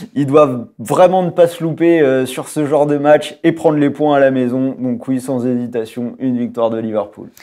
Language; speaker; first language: French; native; French